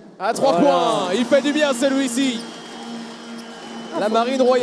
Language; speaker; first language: French; native; French